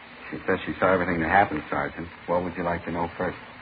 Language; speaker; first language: English; native; English